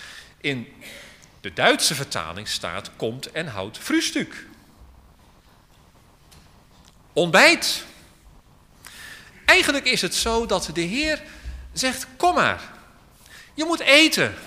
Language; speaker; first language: Dutch; native; Dutch